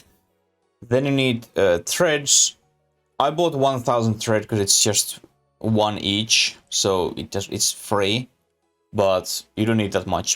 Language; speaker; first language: English; non-native, learner; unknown